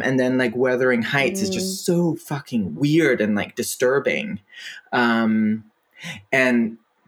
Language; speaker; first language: English; non-native, fluent; Danish